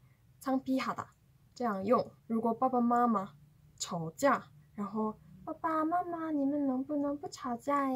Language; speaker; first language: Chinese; non-native, fluent; Korean